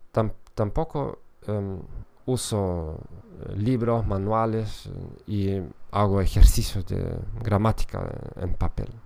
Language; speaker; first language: Spanish; non-native, fluent; German